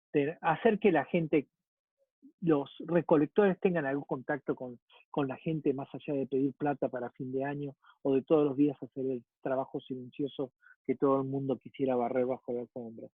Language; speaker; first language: Spanish; native; Spanish